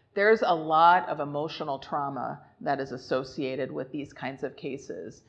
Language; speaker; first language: English; native; English